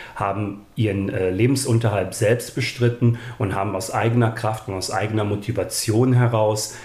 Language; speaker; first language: German; early bilingual, other home language; Bosnian